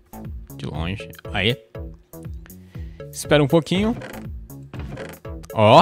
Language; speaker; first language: Portuguese; native; Portuguese